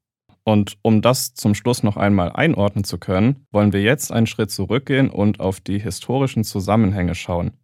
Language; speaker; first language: German; native; German